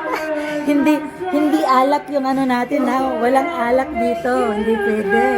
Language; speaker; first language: Filipino; native; Filipino